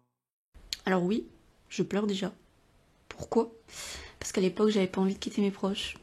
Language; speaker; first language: French; native; French